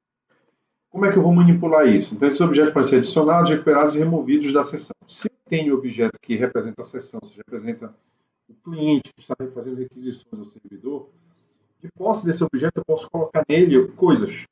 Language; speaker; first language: Portuguese; native; Portuguese